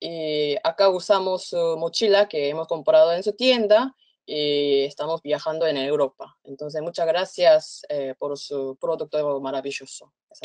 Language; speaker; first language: Spanish; non-native, fluent; Korean